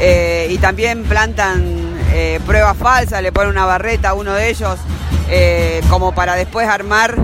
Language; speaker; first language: Spanish; native; Spanish